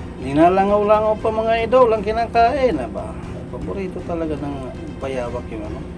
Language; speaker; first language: Filipino; non-native, local second language; Waray